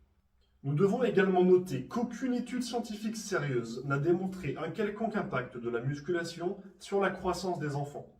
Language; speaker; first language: French; native; French